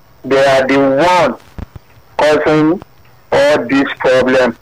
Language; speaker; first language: English; non-native, local second language; Yoruba